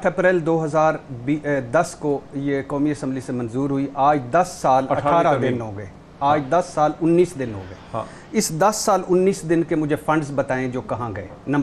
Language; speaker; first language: Urdu; native; Urdu